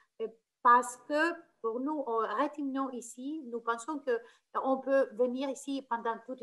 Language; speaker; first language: French; non-native, fluent; Greek